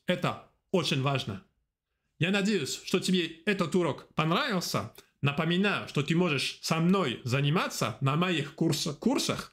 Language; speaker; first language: Russian; non-native, fluent; French